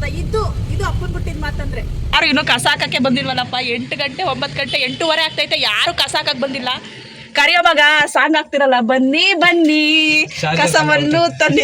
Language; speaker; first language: Kannada; native; Kannada